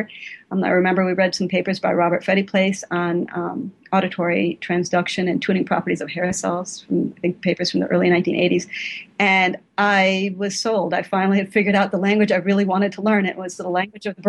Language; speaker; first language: English; native; English